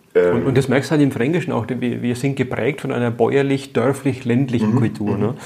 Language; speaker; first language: German; native; German